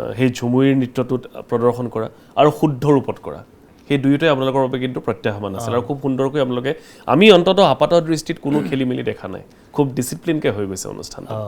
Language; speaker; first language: Assamese; native; Assamese